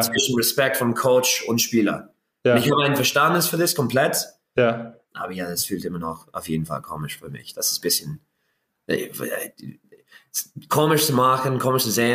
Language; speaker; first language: German; non-native, learner; English